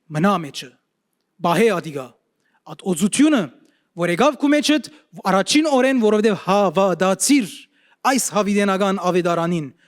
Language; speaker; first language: Armenian; early bilingual, heritage; Armenian